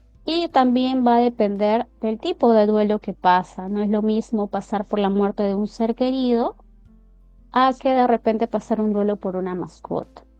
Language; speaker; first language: Spanish; native; Spanish